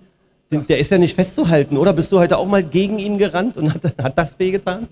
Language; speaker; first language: German; native; German